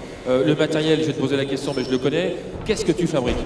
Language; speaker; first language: French; native; French